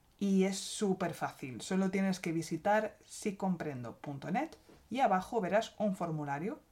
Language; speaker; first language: Spanish; native; Spanish